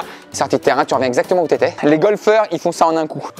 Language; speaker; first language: French; native; French